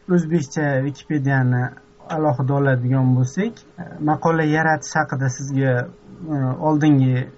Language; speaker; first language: Uzbek; native; Uzbek